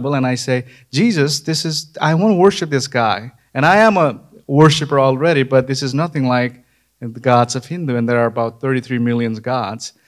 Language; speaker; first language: English; non-native, local second language; Nepali